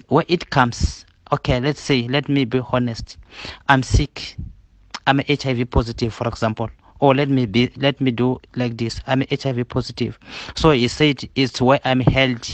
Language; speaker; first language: English; non-native, learner; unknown